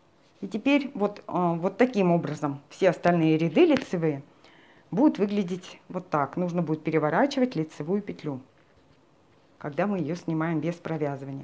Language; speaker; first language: Russian; native; Russian